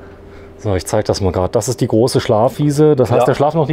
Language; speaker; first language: German; native; German